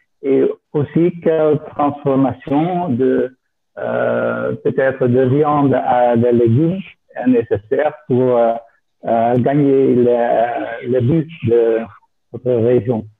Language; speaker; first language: French; non-native, fluent; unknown